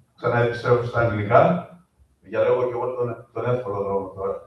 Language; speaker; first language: Greek; early bilingual, heritage; Greek